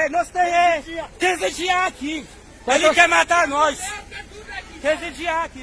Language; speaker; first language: Portuguese; non-native, learner; Haitian Creole